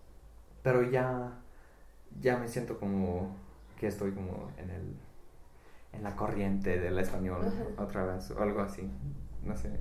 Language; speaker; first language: Spanish; non-native, fluent; English